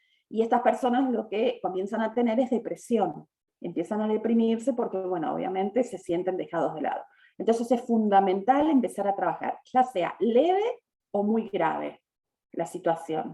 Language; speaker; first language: Spanish; native; Spanish